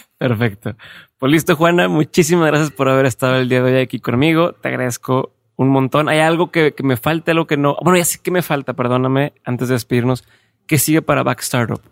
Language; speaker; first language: Spanish; native; Spanish